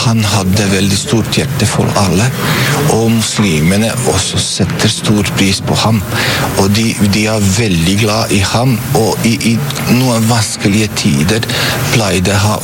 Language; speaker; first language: Norwegian; non-native, fluent; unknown